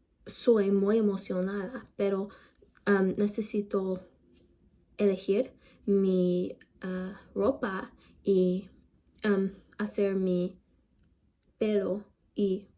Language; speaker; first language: Spanish; non-native, learner; English